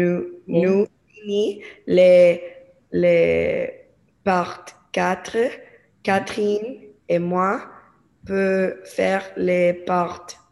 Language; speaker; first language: French; non-native, learner; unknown